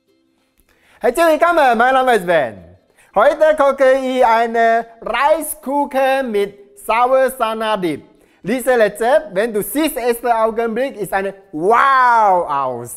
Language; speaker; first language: German; non-native, learner; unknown